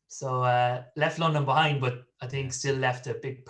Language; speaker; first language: English; native; English